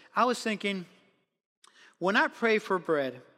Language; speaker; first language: English; non-native, fluent; Spanish